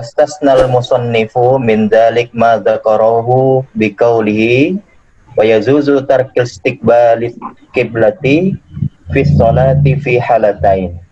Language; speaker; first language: Arabic; non-native, learner; Indonesian